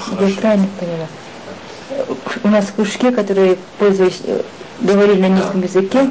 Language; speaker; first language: Russian; non-native, local second language; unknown